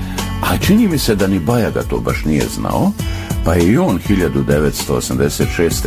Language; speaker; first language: Bosnian; native; Bosnian